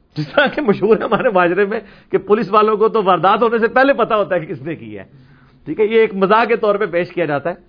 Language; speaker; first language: Urdu; non-native, local second language; Punjabi